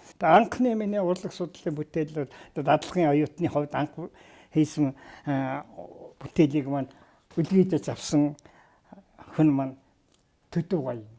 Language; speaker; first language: Mongolian; native; Mongolian